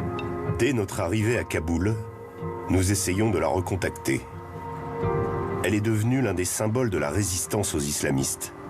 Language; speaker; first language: French; native; French